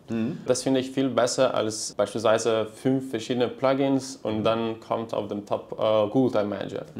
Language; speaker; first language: German; non-native, fluent; Lithuanian